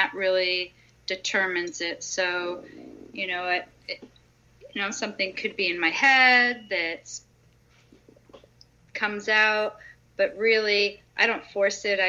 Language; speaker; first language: English; native; English